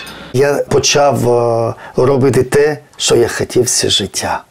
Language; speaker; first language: Ukrainian; non-native, fluent; Georgian